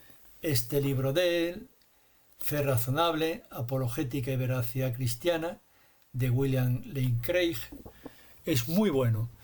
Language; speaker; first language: Spanish; native; Spanish